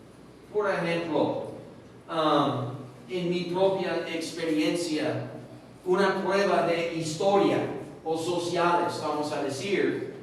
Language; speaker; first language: Spanish; non-native, fluent; English